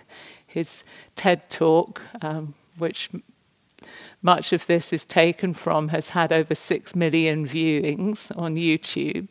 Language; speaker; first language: English; native; English